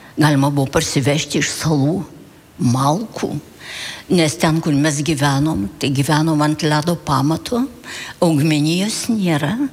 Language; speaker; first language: Lithuanian; early bilingual, heritage; Lithuanian